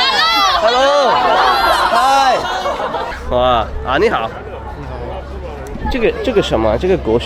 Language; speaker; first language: Chinese; non-native, learner; English